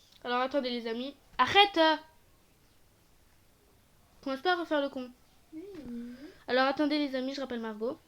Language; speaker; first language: French; native; French